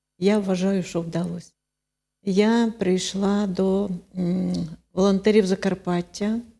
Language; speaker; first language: Ukrainian; non-native, local second language; Russian